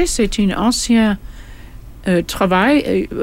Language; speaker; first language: French; non-native, fluent; English